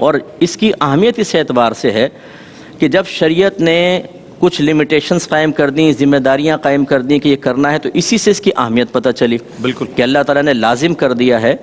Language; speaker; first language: Urdu; native; Urdu